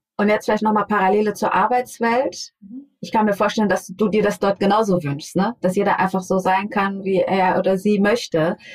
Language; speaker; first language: German; native; German